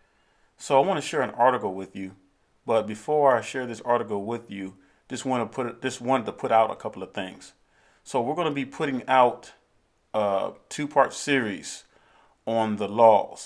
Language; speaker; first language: English; native; English